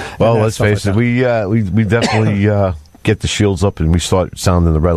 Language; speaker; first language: English; native; English